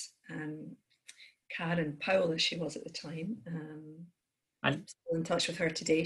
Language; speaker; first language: English; native; English